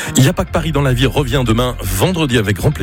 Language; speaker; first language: French; native; French